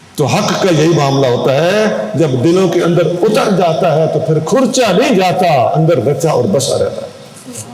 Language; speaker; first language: Urdu; non-native, local second language; Punjabi